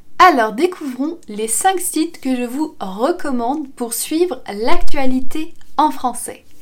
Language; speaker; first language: French; native; French